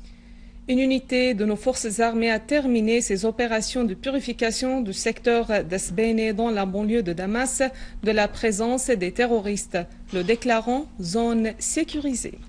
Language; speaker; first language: French; non-native, fluent; Arabic